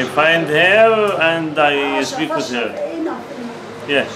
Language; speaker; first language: English; non-native, learner; Arabic